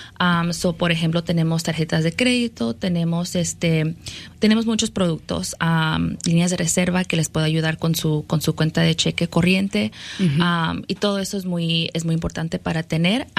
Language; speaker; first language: Spanish; early bilingual, other home language; English